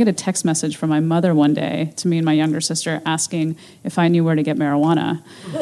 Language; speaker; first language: English; native; English